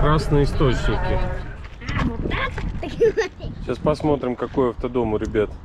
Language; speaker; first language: Russian; native; Russian